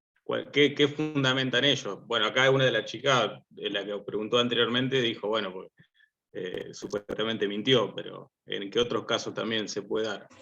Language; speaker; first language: Spanish; native; Spanish